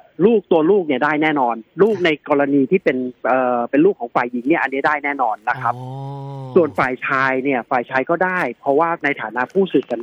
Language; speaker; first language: Thai; native; Thai